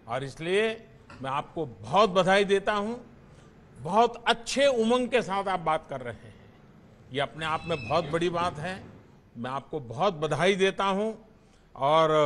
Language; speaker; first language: Hindi; non-native, local second language; Gujarati